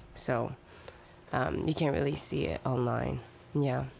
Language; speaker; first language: English; early bilingual, other home language; Chinese